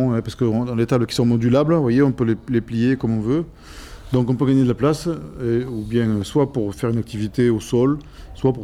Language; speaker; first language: French; native; French